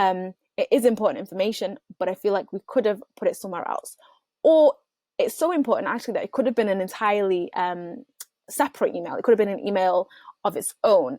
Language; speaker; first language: English; native; English